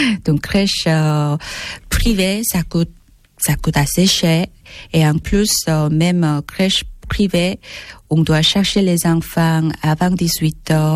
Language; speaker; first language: French; non-native, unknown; Korean